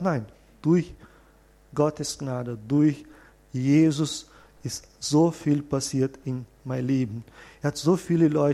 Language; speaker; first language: German; non-native, fluent; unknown